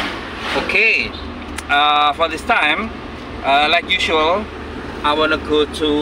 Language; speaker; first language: English; non-native, learner; Indonesian